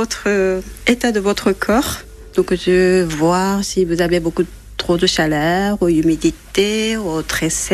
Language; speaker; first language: French; non-native, fluent; Japanese